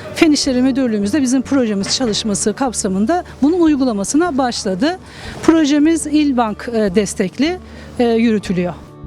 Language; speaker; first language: Turkish; native; Turkish